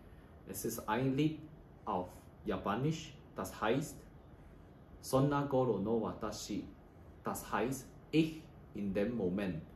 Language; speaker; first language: German; non-native, learner; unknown